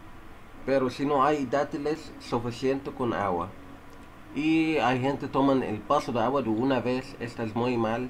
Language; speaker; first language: Spanish; non-native, learner; Arabic